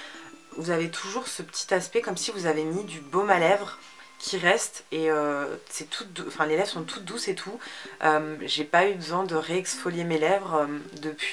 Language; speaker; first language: French; native; French